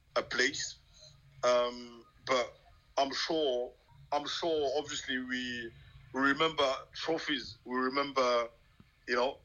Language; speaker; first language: English; non-native, local second language; French